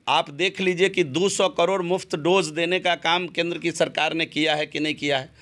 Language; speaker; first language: Hindi; native; Hindi